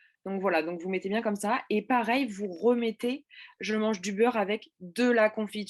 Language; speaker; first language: French; native; French